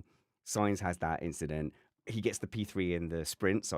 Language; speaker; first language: English; native; English